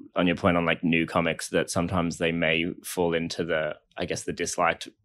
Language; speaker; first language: English; native; English